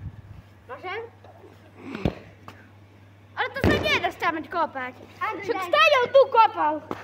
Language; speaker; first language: Polish; non-native, learner; Slovak